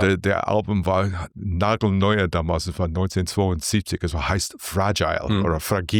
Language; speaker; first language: German; non-native, learner; English